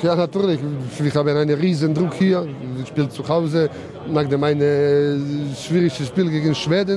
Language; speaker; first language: German; non-native, fluent; Croatian